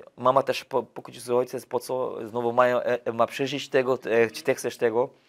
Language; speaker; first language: Polish; non-native, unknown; Portuguese